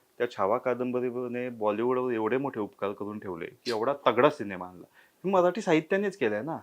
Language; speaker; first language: Marathi; native; Marathi